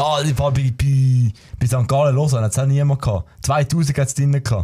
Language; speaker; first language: German; native; German